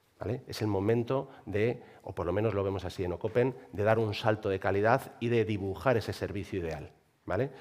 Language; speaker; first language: Spanish; native; Spanish